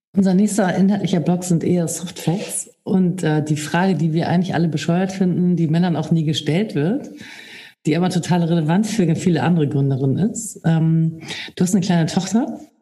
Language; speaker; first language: German; native; German